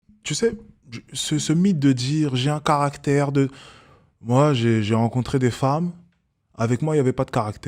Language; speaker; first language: French; native; French